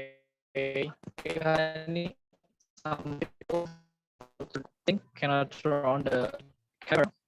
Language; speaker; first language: English; non-native, learner; Indonesian